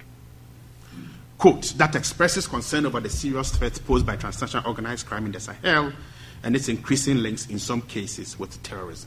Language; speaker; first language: English; non-native, local second language; Akan